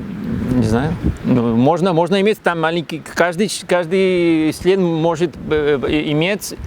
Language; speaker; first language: Russian; non-native, learner; Spanish